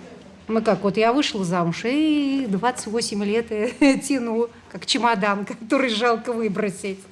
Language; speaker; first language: Russian; native; Russian